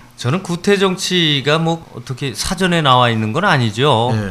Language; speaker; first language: Korean; native; Korean